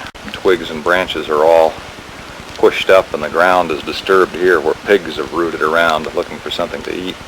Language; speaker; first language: English; native; English